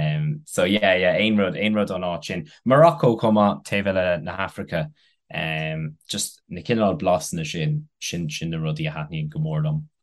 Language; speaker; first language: Irish; non-native, local second language; English